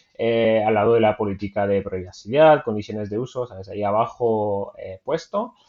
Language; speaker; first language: Spanish; non-native, fluent; French